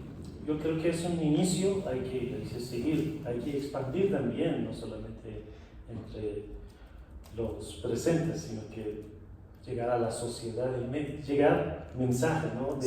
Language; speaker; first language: Spanish; non-native, fluent; Persian